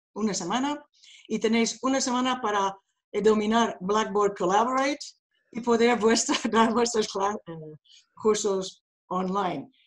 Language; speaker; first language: Spanish; non-native, fluent; English